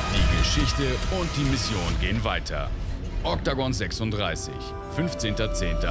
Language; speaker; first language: German; native; German